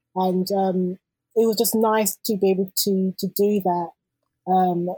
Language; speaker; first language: English; native; English